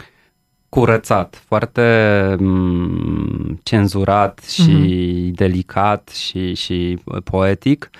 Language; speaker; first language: Romanian; non-native, fluent; Polish